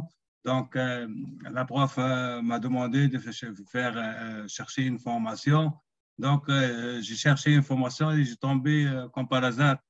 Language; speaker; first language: French; non-native, local second language; Arabic